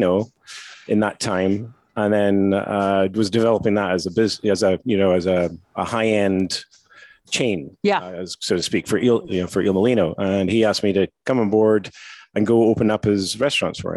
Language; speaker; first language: English; native; English